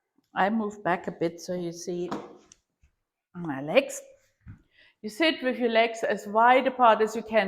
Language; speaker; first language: English; non-native, fluent; German